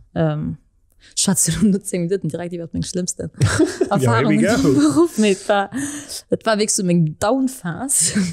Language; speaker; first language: Luxembourgish; early bilingual, other home language; French